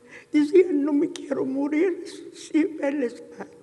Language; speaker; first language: Spanish; early bilingual, heritage; Ladino